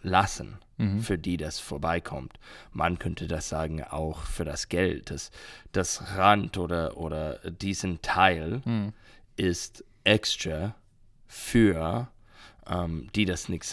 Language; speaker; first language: German; non-native, learner; English